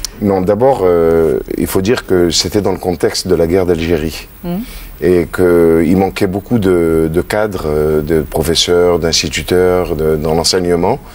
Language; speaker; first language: French; native; French